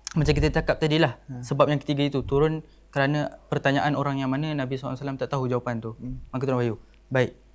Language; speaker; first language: Malay; native; Malay